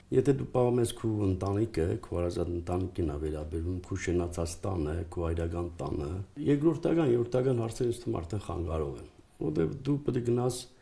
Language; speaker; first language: Armenian; native; Armenian